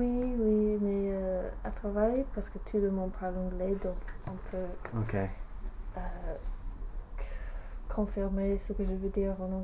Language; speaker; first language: French; non-native, learner; English